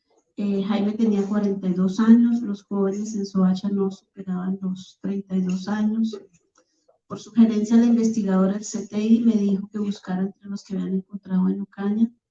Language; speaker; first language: Spanish; native; Spanish